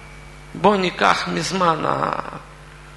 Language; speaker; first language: Hebrew; non-native, fluent; Russian